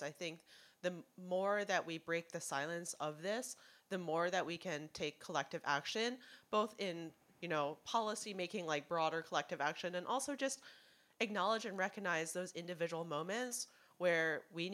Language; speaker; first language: English; non-native, local second language; Cantonese